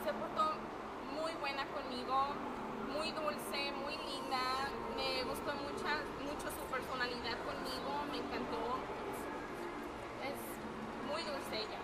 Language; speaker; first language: Spanish; early bilingual, heritage; Spanish